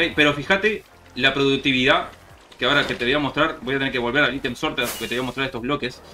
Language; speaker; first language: Spanish; native; Spanish